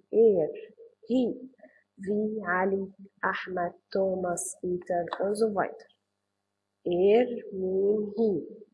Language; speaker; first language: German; non-native, learner; Arabic